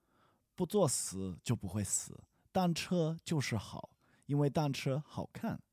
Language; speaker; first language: Chinese; non-native, learner; English